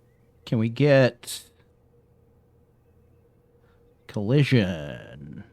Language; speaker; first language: English; native; English